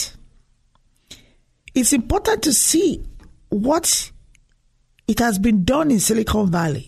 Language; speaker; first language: English; non-native, local second language; Yoruba